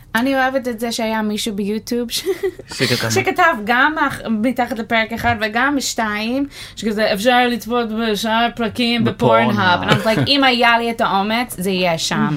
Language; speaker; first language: Hebrew; non-native, fluent; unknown